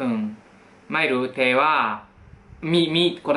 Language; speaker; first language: Thai; non-native, fluent; Japanese